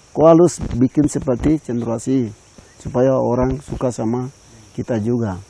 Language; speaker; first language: Indonesian; non-native, local second language; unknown